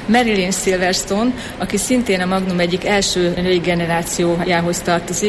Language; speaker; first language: Hungarian; native; Hungarian